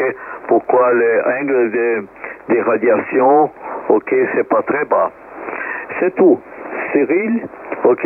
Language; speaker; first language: French; non-native, learner; Portuguese